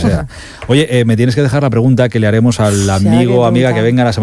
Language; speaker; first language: Spanish; native; Spanish